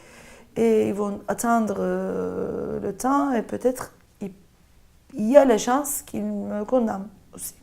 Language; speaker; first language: French; non-native, fluent; Turkish